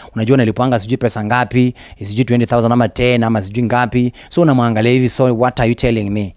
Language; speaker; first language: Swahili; non-native, local second language; Luyia